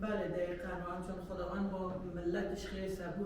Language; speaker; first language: Persian; native; Persian